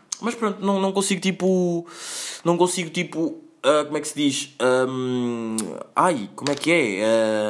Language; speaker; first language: Portuguese; native; Portuguese